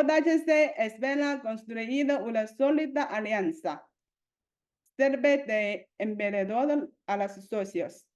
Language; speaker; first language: Spanish; non-native, fluent; Chinese